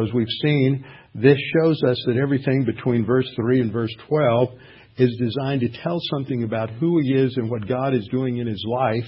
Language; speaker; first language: English; native; English